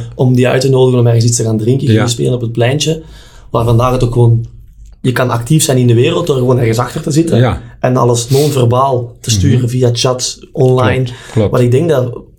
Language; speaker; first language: Dutch; native; Dutch